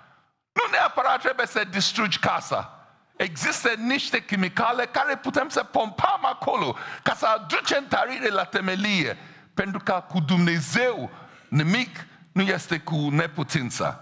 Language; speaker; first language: Romanian; non-native, fluent; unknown